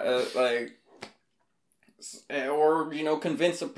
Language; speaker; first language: English; native; English